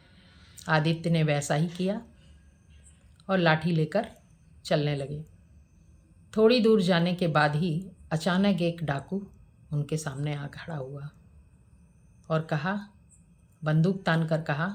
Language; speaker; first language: Hindi; native; Hindi